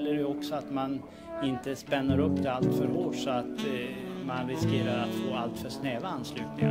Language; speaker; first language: Swedish; native; Swedish